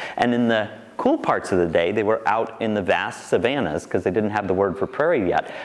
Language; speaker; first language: English; native; English